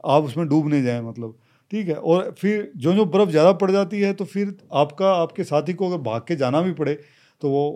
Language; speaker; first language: Hindi; native; Hindi